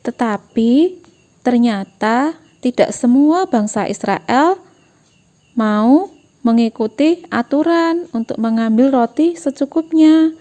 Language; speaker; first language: Indonesian; native; Indonesian